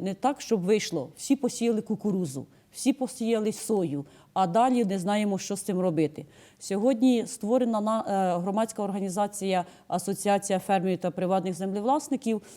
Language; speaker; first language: Ukrainian; native; Ukrainian